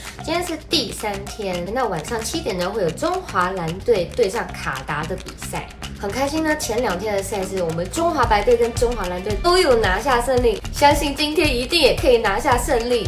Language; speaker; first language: Chinese; native; Chinese